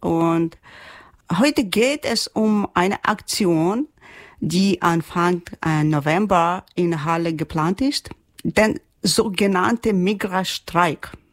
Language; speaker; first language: German; non-native, fluent; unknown